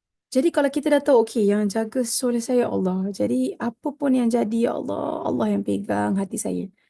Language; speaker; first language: Malay; native; Malay